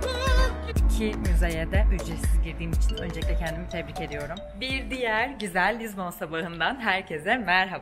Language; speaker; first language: Turkish; native; Turkish